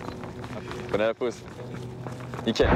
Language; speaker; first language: French; native; French